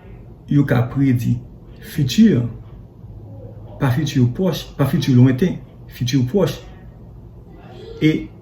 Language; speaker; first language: French; non-native, learner; Haitian Creole